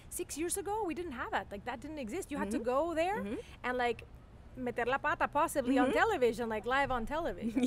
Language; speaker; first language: English; non-native, fluent; Spanish